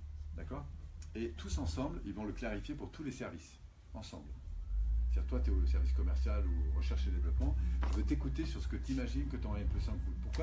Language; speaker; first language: French; native; French